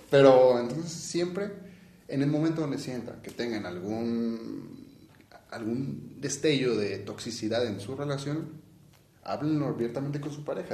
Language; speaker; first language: Spanish; native; Spanish